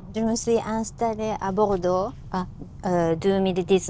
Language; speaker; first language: French; non-native, learner; Japanese